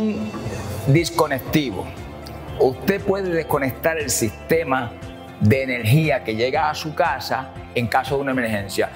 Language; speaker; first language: Spanish; native; Spanish